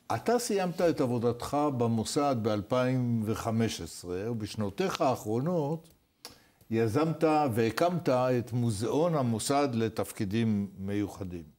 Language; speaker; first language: Hebrew; native; Hebrew